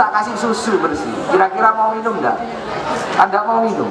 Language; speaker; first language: Indonesian; native; Indonesian